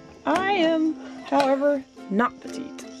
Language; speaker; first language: English; native; English